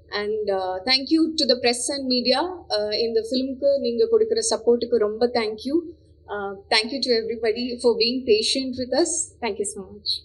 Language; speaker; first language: Tamil; non-native, fluent; Malayalam